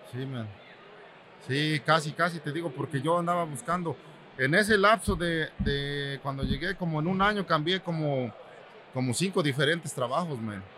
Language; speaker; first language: Spanish; native; Spanish